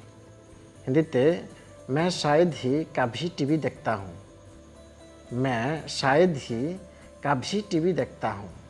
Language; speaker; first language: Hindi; non-native, local second language; Bangla